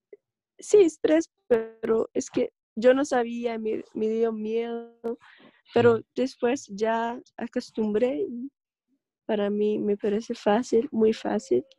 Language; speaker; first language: Spanish; non-native, learner; Russian